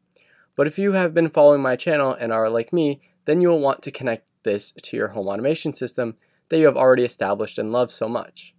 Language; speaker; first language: English; native; English